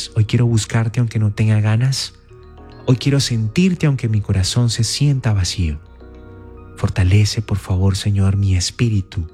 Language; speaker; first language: Spanish; native; Spanish